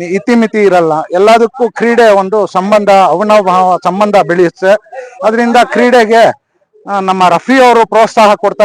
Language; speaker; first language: Kannada; native; Kannada